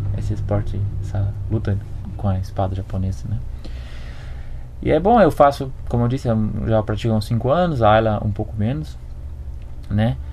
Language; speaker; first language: Portuguese; native; Portuguese